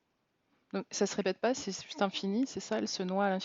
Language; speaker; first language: French; native; French